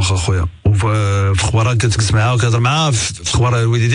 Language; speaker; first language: Arabic; native; Arabic